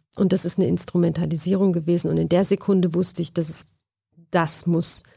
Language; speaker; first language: German; native; German